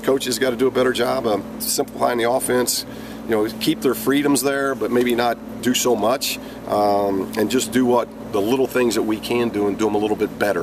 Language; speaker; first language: English; native; English